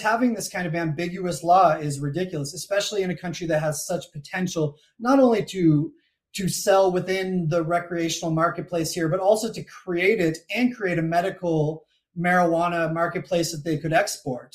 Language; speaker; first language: English; native; English